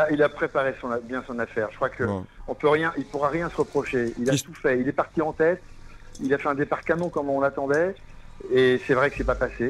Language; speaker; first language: French; native; French